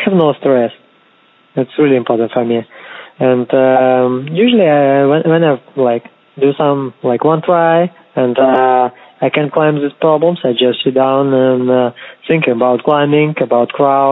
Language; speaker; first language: English; non-native, learner; Kazakh